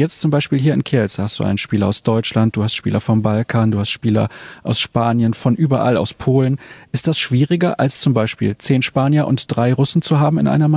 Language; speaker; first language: German; native; German